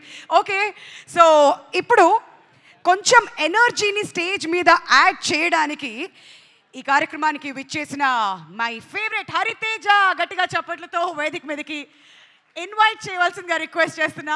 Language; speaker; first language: Telugu; native; Telugu